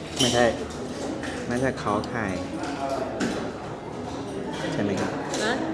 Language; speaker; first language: Thai; non-native, learner; Chinese